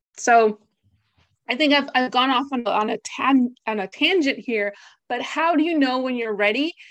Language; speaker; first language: English; native; English